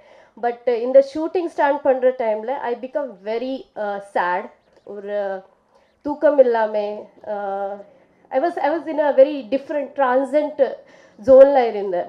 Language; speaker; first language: Tamil; non-native, fluent; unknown